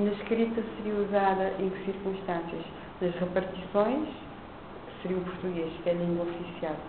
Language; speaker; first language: Portuguese; non-native, local second language; Kabuverdianu